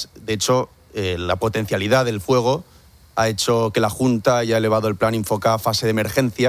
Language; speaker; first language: Spanish; native; Spanish